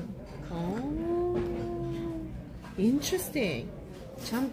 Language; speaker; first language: English; non-native, learner; Japanese